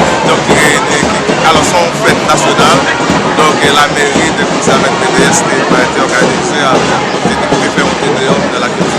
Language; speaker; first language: French; non-native, local second language; Haitian Creole